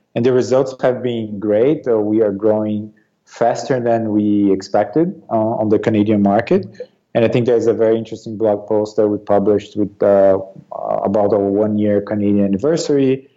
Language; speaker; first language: English; non-native, fluent; Portuguese